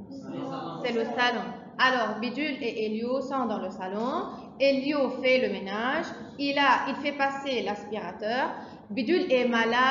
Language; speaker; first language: French; non-native, fluent; Arabic